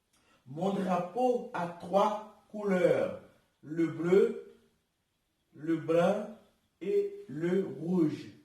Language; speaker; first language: French; non-native, learner; Portuguese